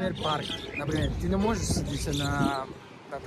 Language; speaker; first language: Russian; non-native, learner; Spanish